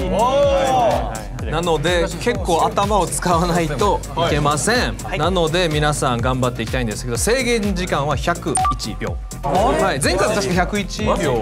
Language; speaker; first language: Japanese; native; Japanese